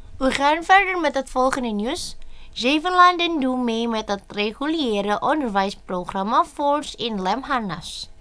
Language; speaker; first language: Dutch; non-native, fluent; Indonesian